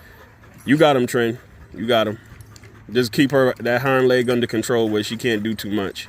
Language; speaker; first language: English; native; English